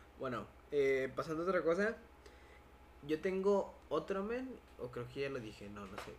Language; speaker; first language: Spanish; native; Spanish